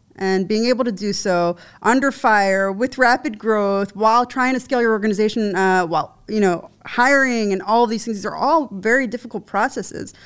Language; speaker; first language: English; native; English